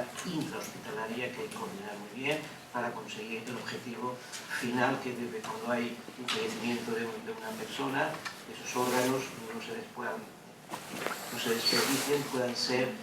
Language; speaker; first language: Spanish; native; Spanish